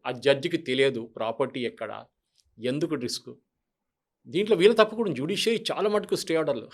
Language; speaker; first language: Telugu; non-native, local second language; Malayalam